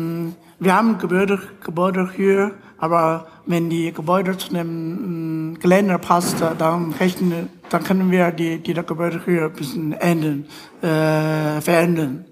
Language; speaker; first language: German; non-native, fluent; Chinese